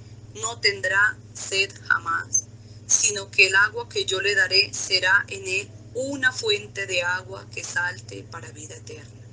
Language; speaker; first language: Spanish; native; Spanish